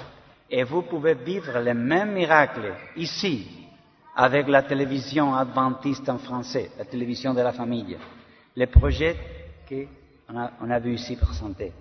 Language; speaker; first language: French; non-native, learner; Spanish